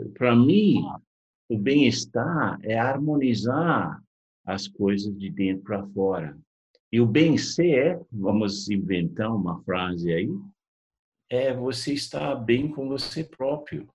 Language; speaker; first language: Portuguese; non-native, fluent; English